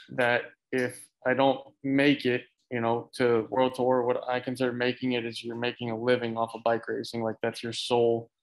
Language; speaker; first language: English; native; English